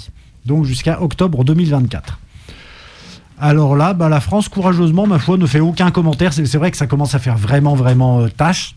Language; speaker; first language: French; native; French